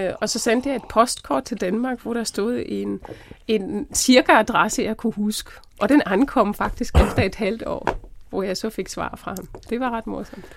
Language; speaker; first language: Danish; non-native, fluent; German